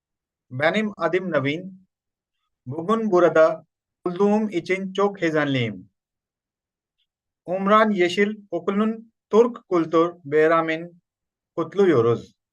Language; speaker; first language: Turkish; non-native, learner; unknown